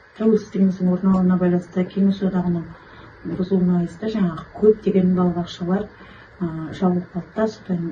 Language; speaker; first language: Kazakh; native; Kazakh